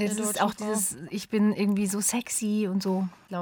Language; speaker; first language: German; native; German